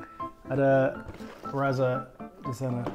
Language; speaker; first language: Indonesian; non-native, learner; English